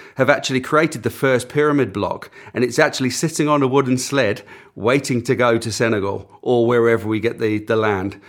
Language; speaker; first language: English; native; English